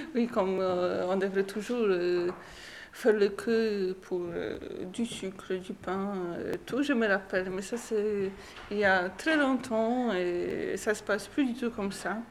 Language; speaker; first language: French; non-native, learner; Polish